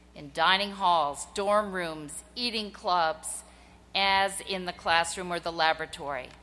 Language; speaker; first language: English; native; English